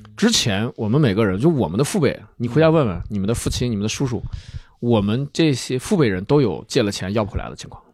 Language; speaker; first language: Chinese; native; Chinese